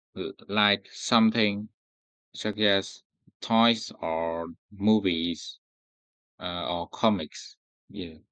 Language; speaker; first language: English; non-native, learner; Vietnamese